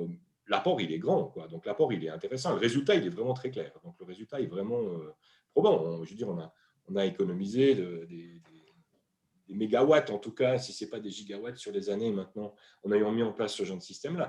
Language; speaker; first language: French; native; French